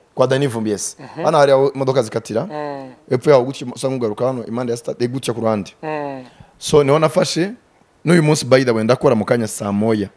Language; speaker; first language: Kinyarwanda; early bilingual, heritage; Kinyarwanda